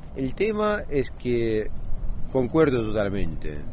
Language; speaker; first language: Spanish; native; Spanish